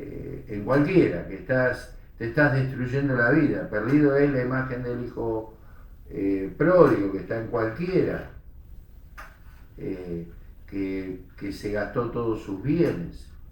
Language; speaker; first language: Spanish; native; Spanish